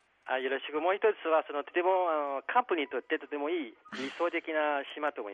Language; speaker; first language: Japanese; non-native, fluent; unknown